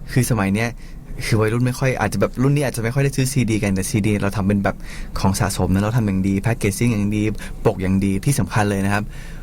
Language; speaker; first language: Thai; native; Thai